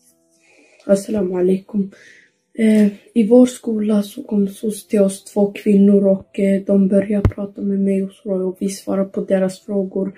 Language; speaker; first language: Swedish; early bilingual, other home language; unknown